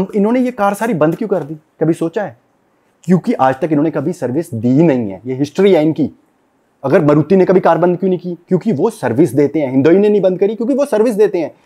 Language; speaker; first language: Hindi; non-native, local second language; Punjabi